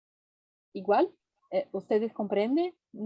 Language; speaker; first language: Spanish; non-native, fluent; Portuguese